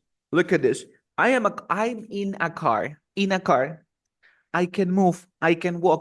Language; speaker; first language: English; non-native, fluent; Spanish